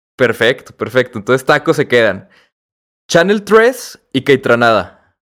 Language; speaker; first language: Spanish; native; Spanish